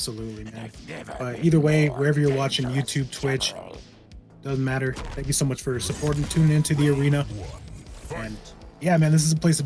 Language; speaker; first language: English; native; English